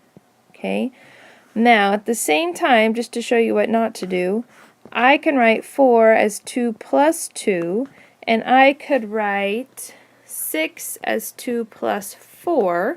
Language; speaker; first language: English; native; English